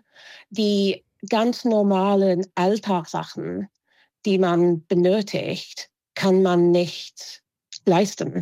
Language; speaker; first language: German; non-native, fluent; English